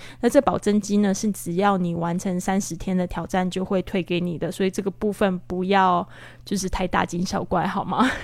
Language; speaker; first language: Chinese; native; Chinese